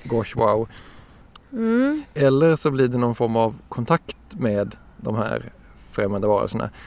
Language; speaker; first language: Swedish; native; Swedish